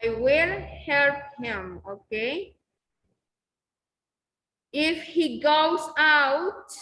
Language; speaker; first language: English; non-native, fluent; Spanish